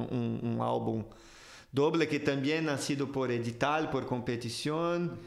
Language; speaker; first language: Spanish; non-native, fluent; Portuguese